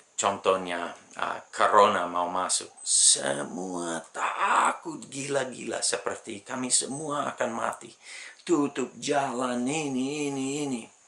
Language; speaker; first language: Indonesian; non-native, fluent; English